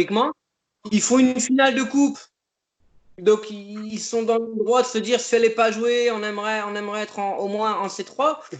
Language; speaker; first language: French; native; French